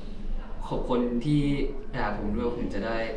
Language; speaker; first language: Thai; native; Thai